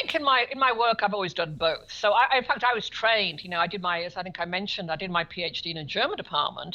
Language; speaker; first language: English; native; English